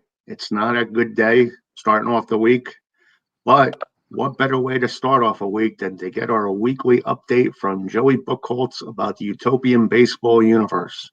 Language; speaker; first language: English; native; English